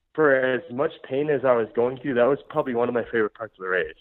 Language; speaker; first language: English; native; English